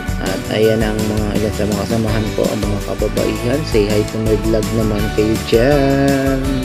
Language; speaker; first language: Filipino; non-native, local second language; Cebuano